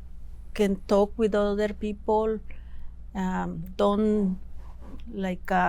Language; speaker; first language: English; non-native, learner; Spanish